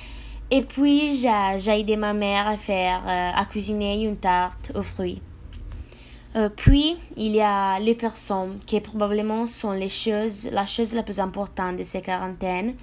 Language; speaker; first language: French; non-native, fluent; Italian